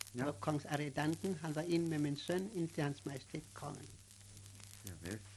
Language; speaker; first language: Danish; non-native, fluent; English